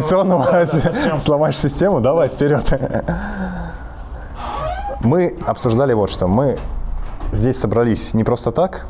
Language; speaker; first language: Russian; native; Russian